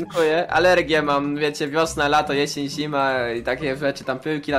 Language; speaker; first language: Polish; native; Polish